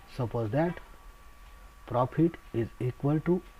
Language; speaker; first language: English; non-native, local second language; Marathi